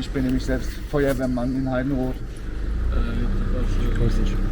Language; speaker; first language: German; native; German